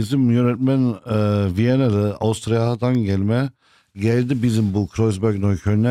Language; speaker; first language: Turkish; non-native, fluent; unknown